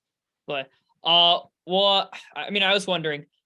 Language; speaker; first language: English; native; English